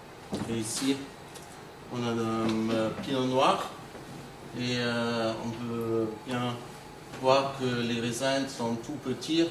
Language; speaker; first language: French; non-native, fluent; German